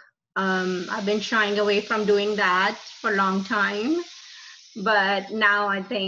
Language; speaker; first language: English; non-native, local second language; Hindi